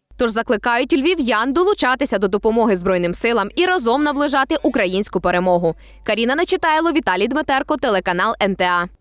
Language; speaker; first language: Ukrainian; native; Ukrainian